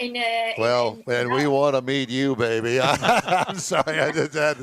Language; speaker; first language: English; native; English